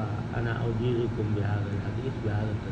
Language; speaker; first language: Arabic; non-native, fluent; Urdu